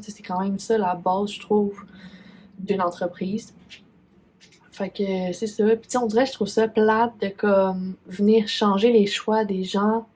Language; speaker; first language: French; native; French